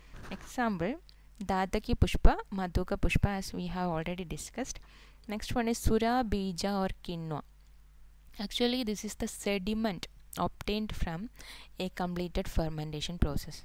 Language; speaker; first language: English; non-native, local second language; Malayalam